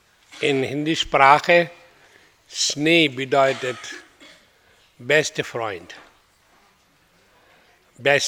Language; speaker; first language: German; non-native, learner; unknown